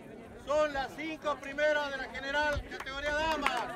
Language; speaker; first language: Spanish; native; Spanish